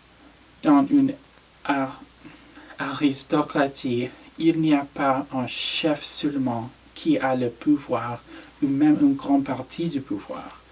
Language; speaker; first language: French; non-native, learner; English